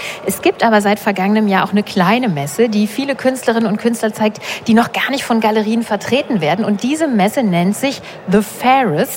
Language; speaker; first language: German; native; German